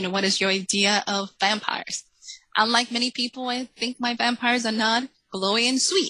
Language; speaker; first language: English; early bilingual, other home language; Spanish